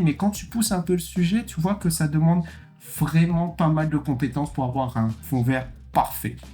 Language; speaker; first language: French; native; French